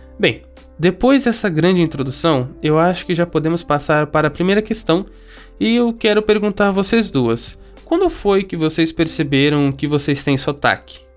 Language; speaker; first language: Portuguese; native; Portuguese